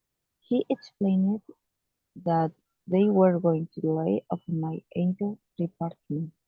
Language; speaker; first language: English; non-native, learner; Spanish